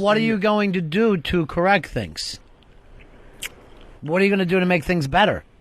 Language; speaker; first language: English; native; English